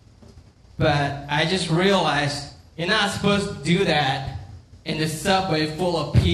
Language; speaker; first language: English; non-native, fluent; Korean